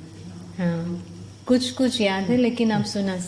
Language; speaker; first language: Hindi; non-native, learner; Tamil